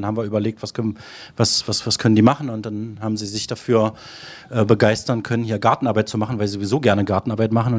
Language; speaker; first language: German; native; German